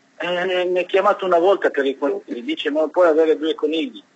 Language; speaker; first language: Italian; non-native, learner; Serbian